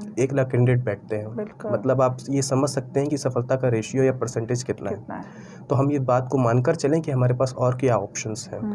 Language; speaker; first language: Hindi; native; Hindi